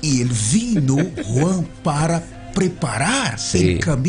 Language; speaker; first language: Spanish; non-native, learner; Portuguese